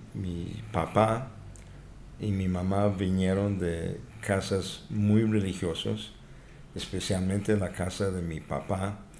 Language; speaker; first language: Spanish; non-native, fluent; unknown